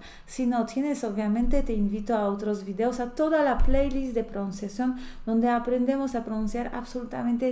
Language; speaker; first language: Spanish; non-native, fluent; Polish